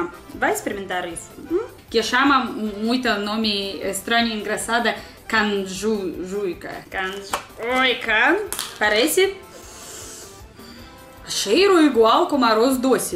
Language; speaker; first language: Portuguese; non-native, learner; Russian